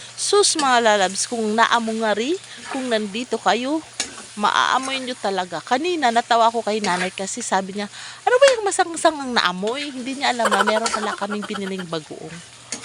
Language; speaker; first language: Filipino; non-native, local second language; Cebuano